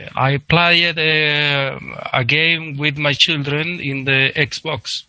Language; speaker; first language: English; non-native, learner; Spanish